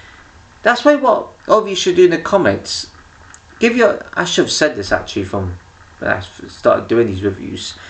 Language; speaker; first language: English; native; English